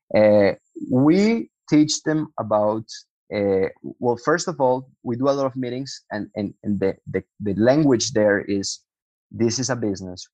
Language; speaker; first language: English; non-native, fluent; Spanish